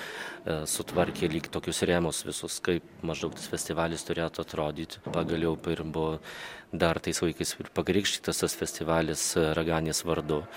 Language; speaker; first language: Lithuanian; native; Lithuanian